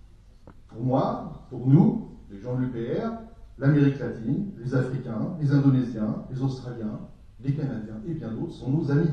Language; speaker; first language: French; native; French